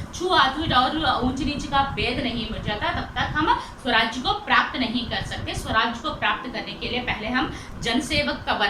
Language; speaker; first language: Hindi; non-native, local second language; Telugu